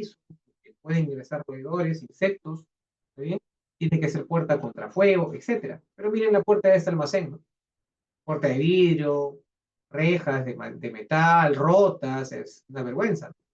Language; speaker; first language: Spanish; native; Spanish